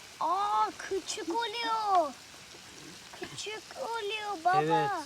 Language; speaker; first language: Turkish; early bilingual, heritage; Turkish